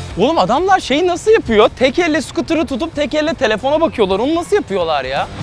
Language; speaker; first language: Turkish; native; Turkish